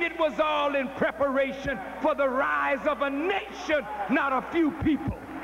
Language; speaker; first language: English; native; English